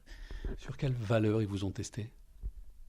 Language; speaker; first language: French; native; French